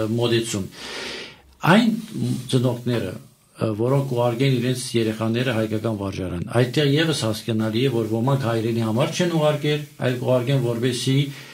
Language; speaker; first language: Armenian; early bilingual, heritage; Armenian